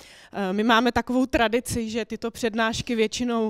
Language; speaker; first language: Czech; native; Czech